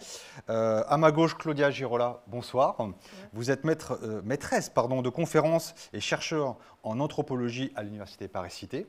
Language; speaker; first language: French; native; French